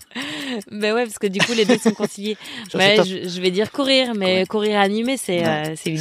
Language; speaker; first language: French; native; French